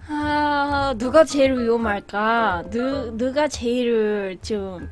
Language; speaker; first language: Korean; native; Korean